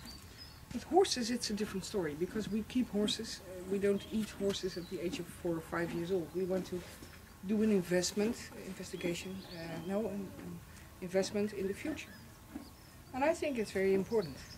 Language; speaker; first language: English; non-native, fluent; Dutch